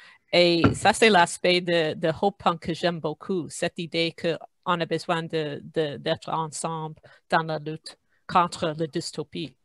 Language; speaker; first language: French; non-native, fluent; English